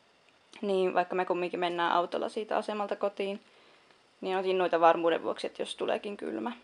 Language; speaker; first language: Finnish; native; Finnish